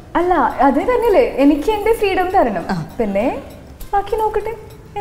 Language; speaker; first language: Malayalam; non-native, local second language; Hindi